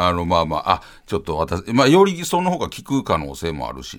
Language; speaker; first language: Japanese; native; Japanese